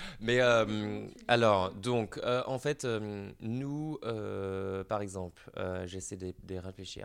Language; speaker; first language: French; non-native, fluent; English